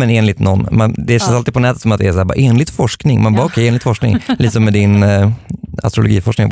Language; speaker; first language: Swedish; native; Swedish